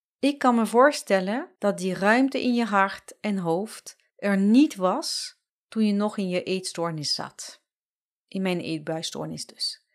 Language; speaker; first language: Dutch; non-native, fluent; French